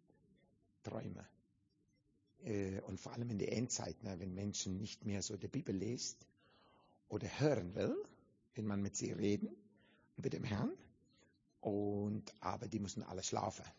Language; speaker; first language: German; non-native, fluent; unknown